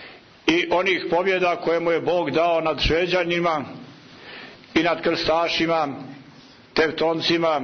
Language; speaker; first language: Croatian; native; Croatian